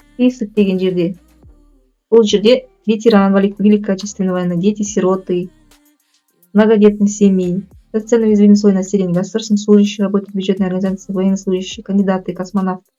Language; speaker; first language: Russian; non-native, local second language; Kazakh